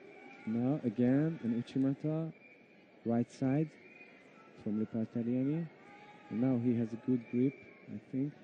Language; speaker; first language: English; non-native, learner; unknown